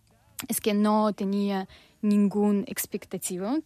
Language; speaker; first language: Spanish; non-native, learner; English